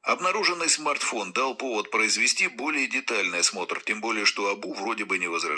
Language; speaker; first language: Russian; native; Russian